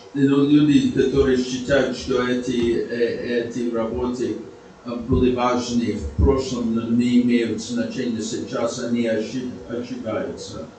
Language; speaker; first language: Russian; non-native, fluent; English